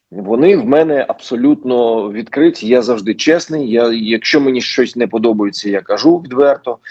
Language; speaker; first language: Ukrainian; non-native, local second language; Russian